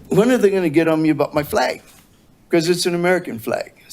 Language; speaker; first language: English; native; English